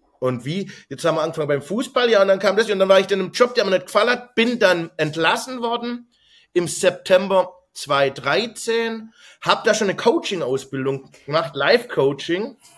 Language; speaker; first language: German; native; German